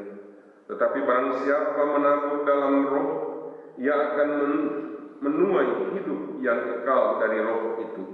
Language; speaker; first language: Indonesian; native; Indonesian